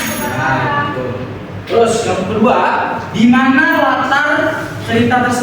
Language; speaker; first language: Indonesian; native; Indonesian